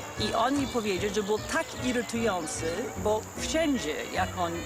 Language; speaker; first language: Polish; non-native, fluent; English